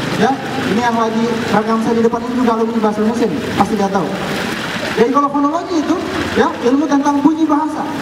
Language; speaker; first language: Indonesian; non-native, local second language; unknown